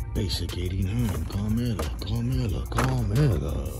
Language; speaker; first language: English; native; English